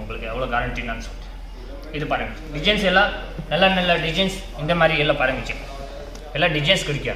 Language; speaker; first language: Tamil; non-native, learner; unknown